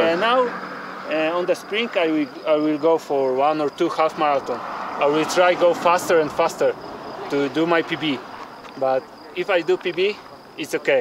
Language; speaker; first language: English; non-native, learner; Polish